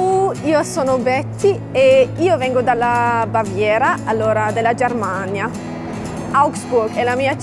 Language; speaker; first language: Italian; non-native, fluent; German